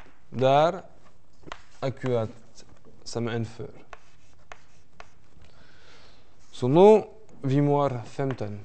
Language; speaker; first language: Norwegian; non-native, fluent; French